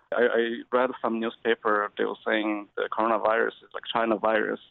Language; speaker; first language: English; non-native, fluent; Chinese